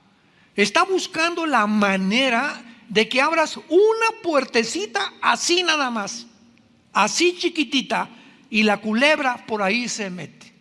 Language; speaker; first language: Spanish; native; Spanish